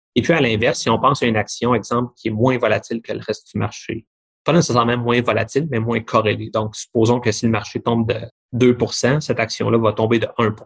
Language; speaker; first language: French; native; French